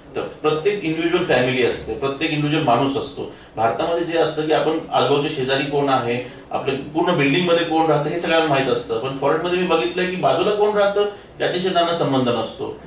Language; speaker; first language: Marathi; native; Marathi